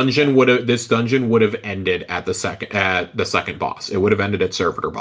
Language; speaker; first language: English; native; English